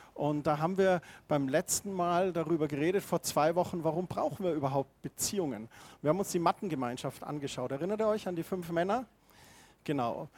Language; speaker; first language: German; native; German